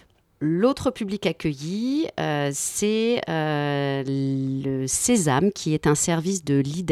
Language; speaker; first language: French; native; French